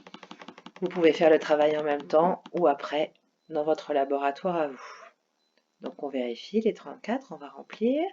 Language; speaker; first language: French; native; French